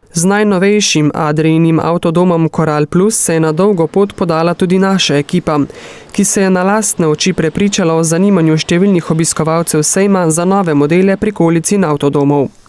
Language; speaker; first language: Slovenian; native; Slovenian